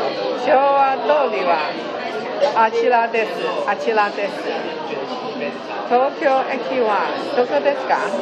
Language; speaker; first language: Japanese; non-native, learner; Chinese